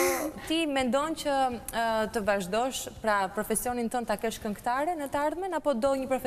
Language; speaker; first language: Albanian; native; Albanian